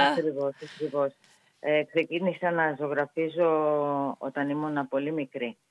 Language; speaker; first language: Greek; non-native, fluent; Italian